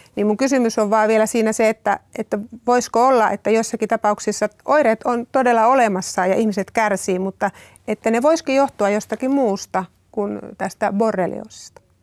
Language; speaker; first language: Finnish; native; Finnish